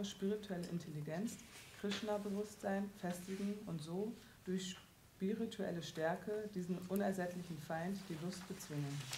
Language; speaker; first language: German; native; German